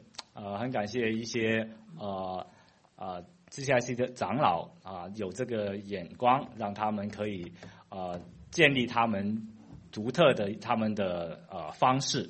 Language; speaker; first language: Chinese; non-native, fluent; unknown